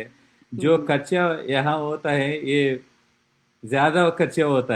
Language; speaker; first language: Hindi; non-native, local second language; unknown